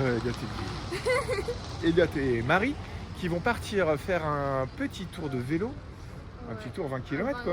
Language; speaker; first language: French; native; French